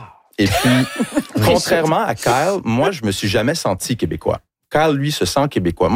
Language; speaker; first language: French; early bilingual, other home language; English